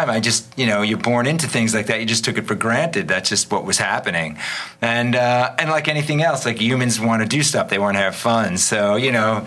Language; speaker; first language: English; native; English